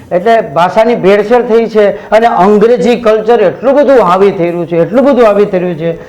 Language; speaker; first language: Gujarati; native; Gujarati